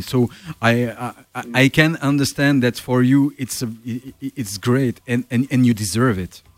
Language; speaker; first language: English; non-native, learner; French